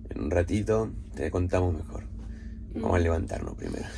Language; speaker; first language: Spanish; native; Spanish